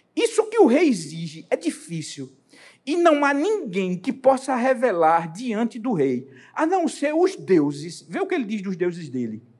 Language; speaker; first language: Portuguese; native; Portuguese